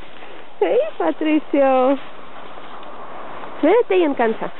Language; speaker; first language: Finnish; non-native, learner; English